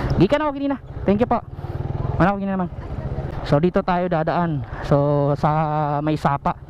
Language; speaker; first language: Filipino; non-native, local second language; Cebuano